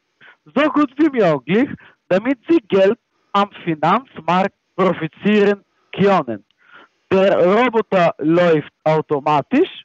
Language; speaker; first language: German; non-native, fluent; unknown